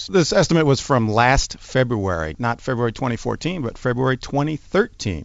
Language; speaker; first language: English; native; English